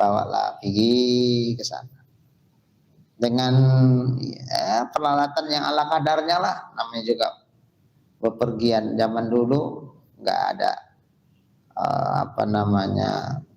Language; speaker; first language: Indonesian; native; Indonesian